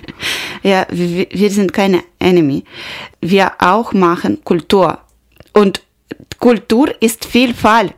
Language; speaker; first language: German; non-native, learner; Ukrainian